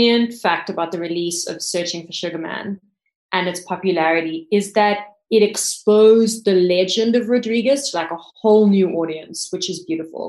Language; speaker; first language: English; native; English